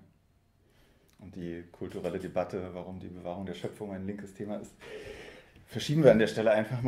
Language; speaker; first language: German; native; German